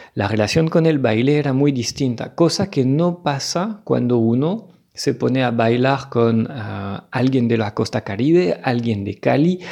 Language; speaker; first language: Spanish; non-native, fluent; French